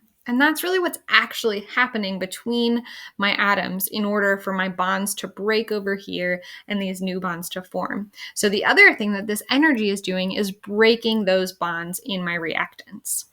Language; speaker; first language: English; native; English